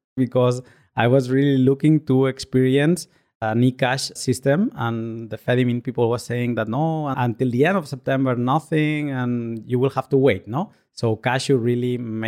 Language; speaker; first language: English; non-native, fluent; Spanish